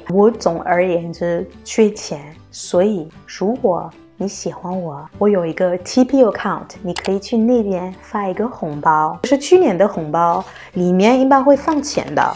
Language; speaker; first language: Chinese; non-native, fluent; French